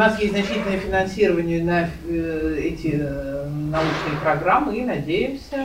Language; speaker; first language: Russian; native; Russian